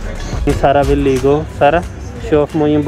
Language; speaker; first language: Filipino; non-native, learner; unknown